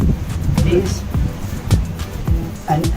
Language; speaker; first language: English; non-native, learner; Nepali